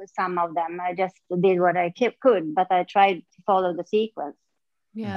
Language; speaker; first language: English; non-native, fluent; Swedish